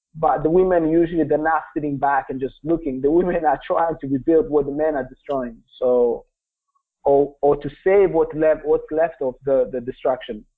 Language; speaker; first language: English; non-native, local second language; Kinyarwanda